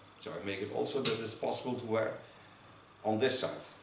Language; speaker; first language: English; non-native, fluent; Dutch